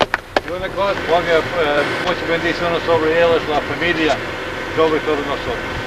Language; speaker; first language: Spanish; non-native, learner; English